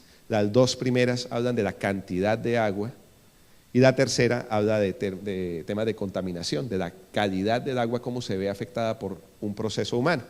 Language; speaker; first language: Spanish; native; Spanish